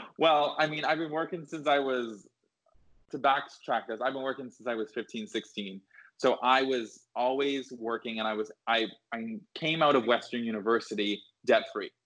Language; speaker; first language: English; native; English